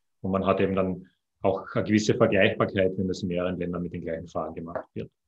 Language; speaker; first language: German; native; German